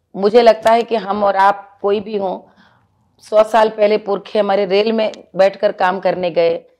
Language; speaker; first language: Hindi; native; Hindi